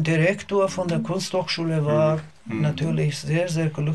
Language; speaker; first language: German; non-native, learner; Azerbaijani